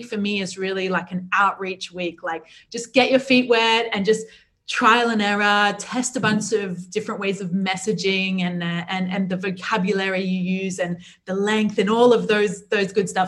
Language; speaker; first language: English; native; English